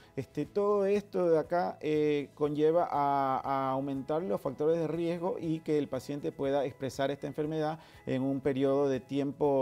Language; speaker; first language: Spanish; native; Spanish